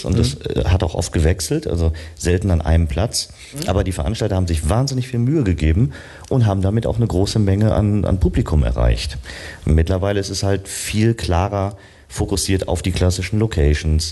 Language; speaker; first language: German; native; German